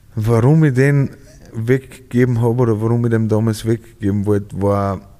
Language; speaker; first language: German; native; German